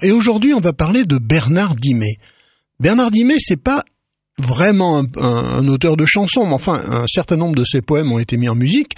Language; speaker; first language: French; native; French